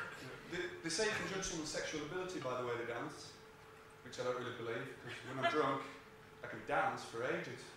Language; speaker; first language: English; native; English